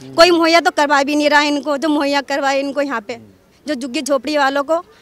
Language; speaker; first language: Hindi; native; Hindi